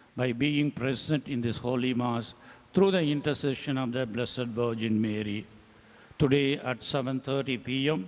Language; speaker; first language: English; non-native, local second language; Tamil